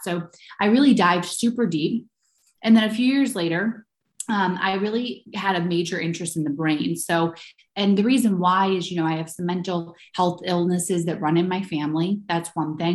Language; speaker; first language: English; native; English